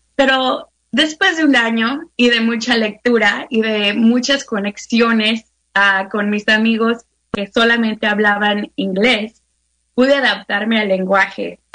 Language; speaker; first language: Spanish; native; Spanish